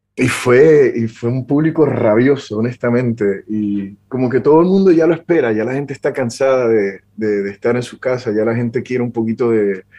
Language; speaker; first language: Spanish; native; Spanish